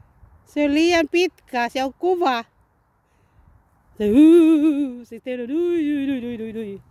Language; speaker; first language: Finnish; non-native, learner; Cebuano